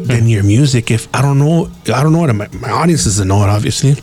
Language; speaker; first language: English; early bilingual, other home language; Spanish